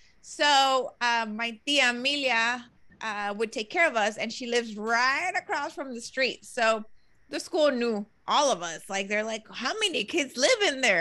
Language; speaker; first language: English; early bilingual, other home language; Spanish